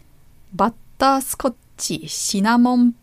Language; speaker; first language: Japanese; non-native, learner; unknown